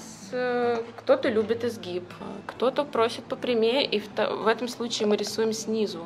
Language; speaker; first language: Russian; native; Russian